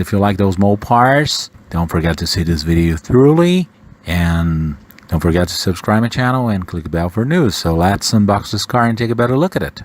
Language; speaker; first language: English; non-native, fluent; Portuguese